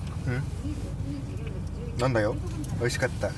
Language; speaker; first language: Japanese; non-native, learner; Spanish